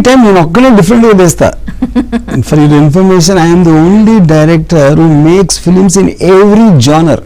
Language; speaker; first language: Telugu; native; Telugu